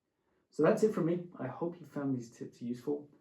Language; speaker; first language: English; native; English